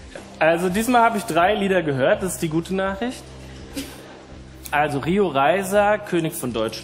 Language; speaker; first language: German; native; German